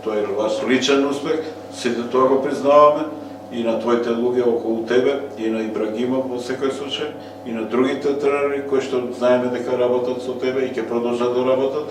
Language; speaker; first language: Macedonian; native; Macedonian